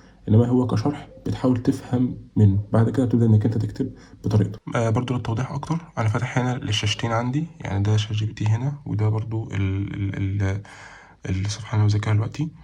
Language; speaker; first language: Arabic; native; Arabic